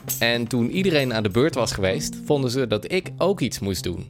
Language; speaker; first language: Dutch; native; Dutch